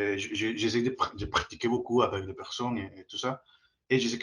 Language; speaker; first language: French; non-native, fluent; Spanish